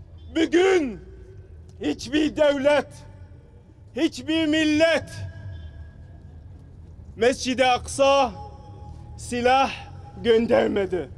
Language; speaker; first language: Turkish; non-native, fluent; Arabic